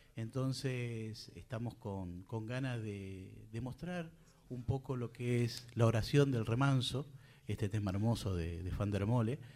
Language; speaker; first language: Spanish; native; Spanish